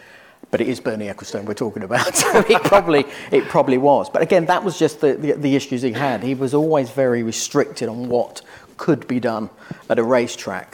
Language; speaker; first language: English; native; English